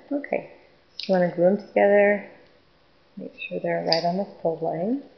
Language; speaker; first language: English; native; English